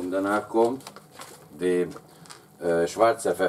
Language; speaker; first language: German; non-native, learner; Hungarian